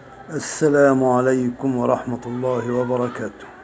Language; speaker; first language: Arabic; native; Arabic